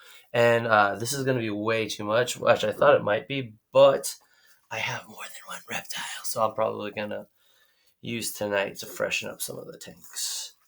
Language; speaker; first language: English; native; English